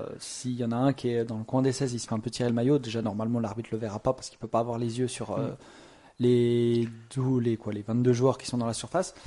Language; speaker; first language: French; native; French